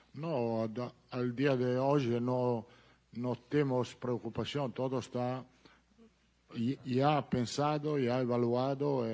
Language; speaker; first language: Portuguese; non-native, learner; Italian